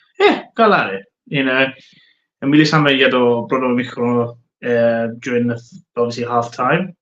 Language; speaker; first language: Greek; early bilingual, heritage; English